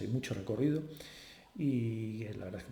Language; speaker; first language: Spanish; native; Spanish